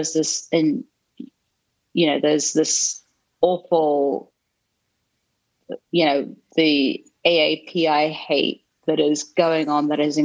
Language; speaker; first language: English; native; English